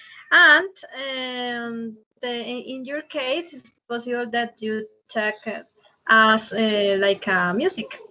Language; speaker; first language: English; non-native, fluent; Spanish